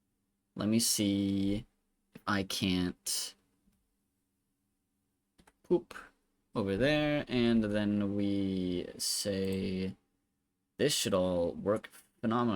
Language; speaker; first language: English; native; English